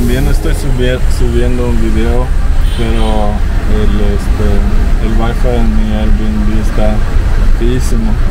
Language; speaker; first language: Spanish; non-native, fluent; Russian